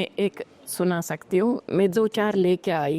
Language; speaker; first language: Hindi; non-native, fluent; Uzbek